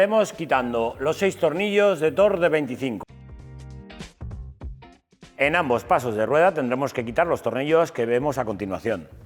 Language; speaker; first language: Spanish; native; Spanish